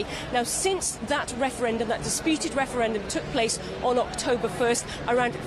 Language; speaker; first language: English; native; English